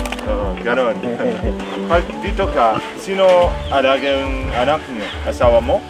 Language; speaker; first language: Filipino; non-native, learner; Arabic